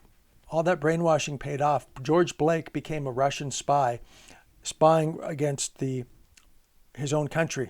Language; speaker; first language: English; native; English